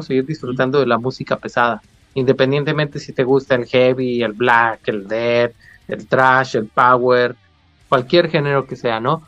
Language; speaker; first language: Spanish; native; Spanish